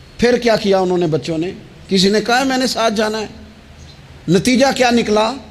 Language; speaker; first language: Urdu; non-native, local second language; Punjabi